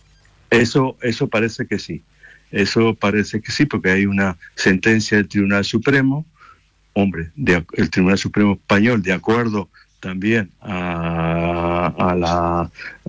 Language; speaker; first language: Spanish; native; Spanish